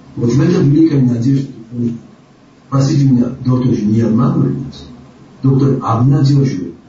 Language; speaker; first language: Russian; non-native, local second language; Georgian